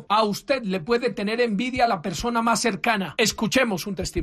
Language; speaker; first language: Spanish; native; Spanish